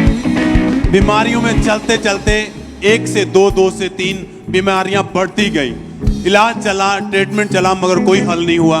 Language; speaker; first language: Hindi; native; Hindi